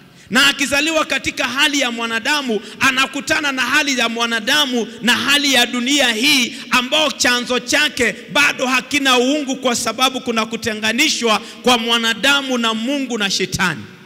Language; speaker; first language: Swahili; native; Swahili